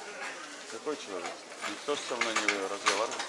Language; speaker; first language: Russian; non-native, learner; English